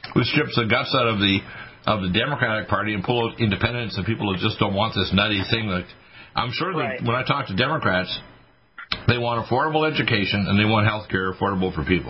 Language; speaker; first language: English; native; English